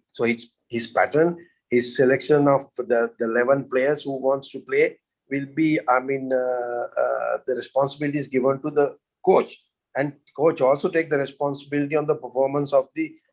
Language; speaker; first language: English; non-native, local second language; Sinhala